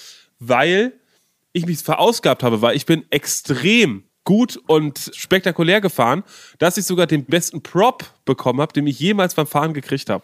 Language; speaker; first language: German; native; German